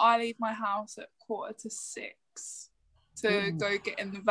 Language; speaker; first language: English; native; English